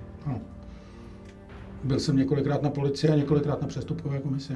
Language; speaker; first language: Czech; native; Czech